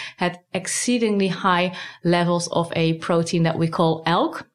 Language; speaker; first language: English; non-native, fluent; Dutch